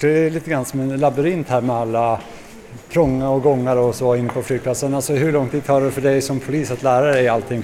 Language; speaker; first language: Swedish; native; Swedish